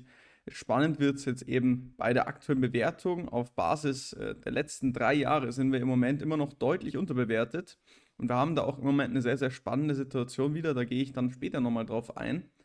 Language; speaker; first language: German; native; German